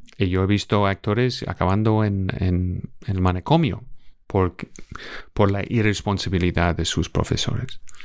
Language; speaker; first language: Spanish; non-native, fluent; English